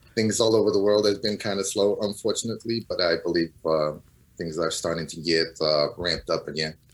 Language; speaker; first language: English; non-native, fluent; Portuguese